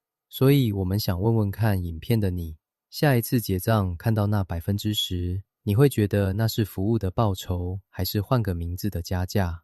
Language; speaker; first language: Chinese; native; Chinese